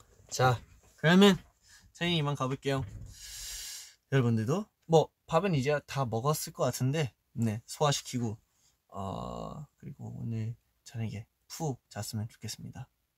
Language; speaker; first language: Korean; early bilingual, heritage; Korean